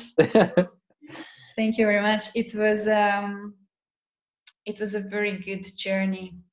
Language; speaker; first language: English; non-native, fluent; Hungarian